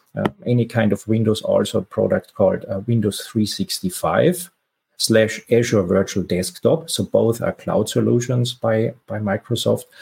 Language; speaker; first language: English; non-native, fluent; German